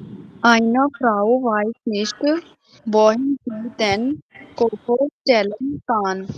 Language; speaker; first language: German; non-native, learner; Hindi